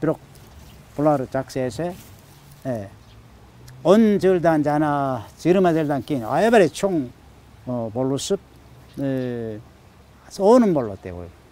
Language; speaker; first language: Kyrgyz; non-native, learner; Korean